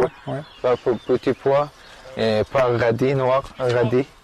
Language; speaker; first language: French; non-native, learner; Persian